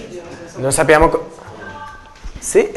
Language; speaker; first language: Italian; non-native, learner; Spanish